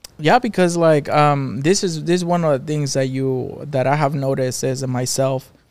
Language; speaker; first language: English; non-native, fluent; Spanish